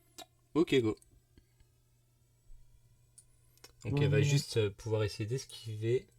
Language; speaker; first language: French; native; French